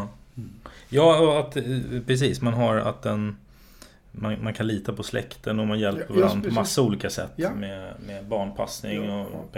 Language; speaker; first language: Swedish; native; Swedish